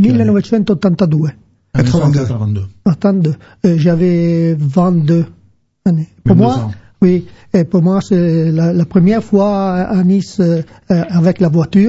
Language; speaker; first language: French; non-native, learner; Italian